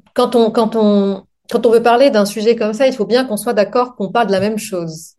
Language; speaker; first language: French; non-native, local second language; Arabic